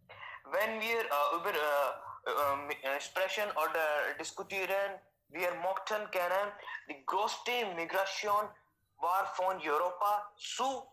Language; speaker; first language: German; non-native, learner; Hindi